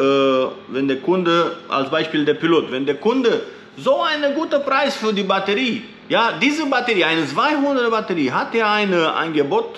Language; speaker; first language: German; non-native, fluent; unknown